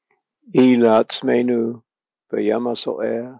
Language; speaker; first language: Hebrew; non-native, fluent; English